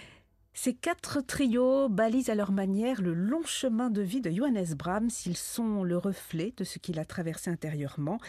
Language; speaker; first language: French; native; French